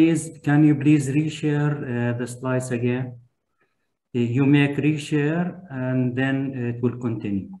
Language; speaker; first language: English; non-native, fluent; Turkish